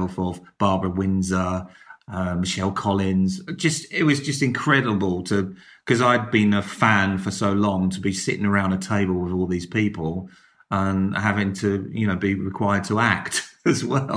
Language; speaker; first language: English; native; English